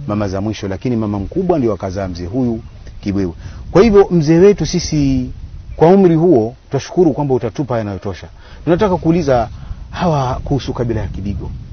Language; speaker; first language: Swahili; native; Swahili